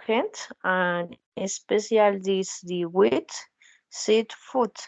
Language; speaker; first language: English; non-native, learner; Spanish